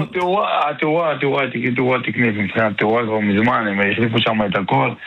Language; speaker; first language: Hebrew; non-native, local second language; Arabic